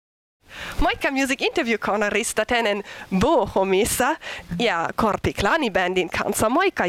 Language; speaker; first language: Finnish; non-native, learner; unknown